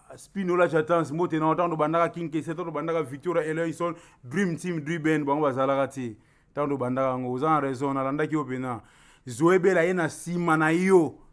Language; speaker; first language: French; non-native, local second language; Lingala